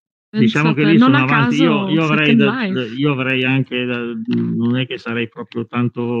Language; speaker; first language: Italian; native; Italian